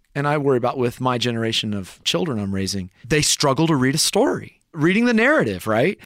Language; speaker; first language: English; native; English